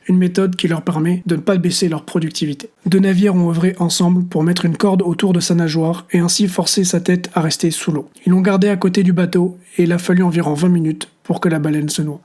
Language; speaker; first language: French; native; French